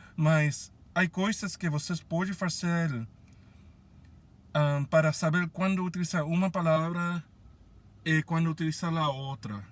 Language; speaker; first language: Portuguese; non-native, fluent; Spanish